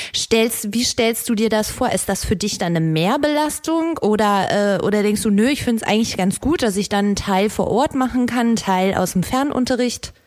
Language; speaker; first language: German; native; German